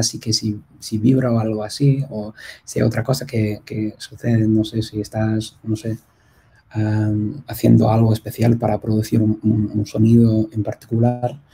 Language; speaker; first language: Spanish; non-native, fluent; English